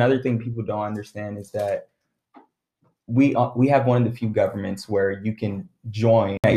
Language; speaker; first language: English; early bilingual, other home language; Arabic